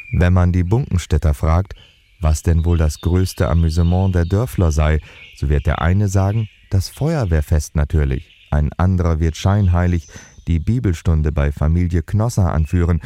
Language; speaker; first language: German; native; German